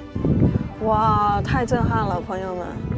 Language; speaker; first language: Chinese; native; Chinese